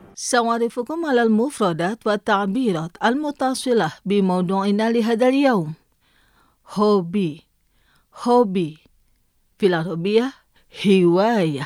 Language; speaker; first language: Arabic; non-native, fluent; Indonesian